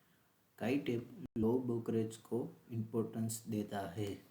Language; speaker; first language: Hindi; native; Hindi